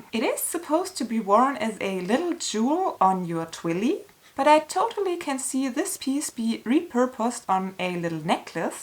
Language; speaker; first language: English; non-native, fluent; German